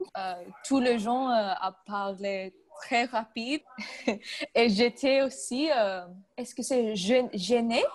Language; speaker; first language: French; non-native, learner; English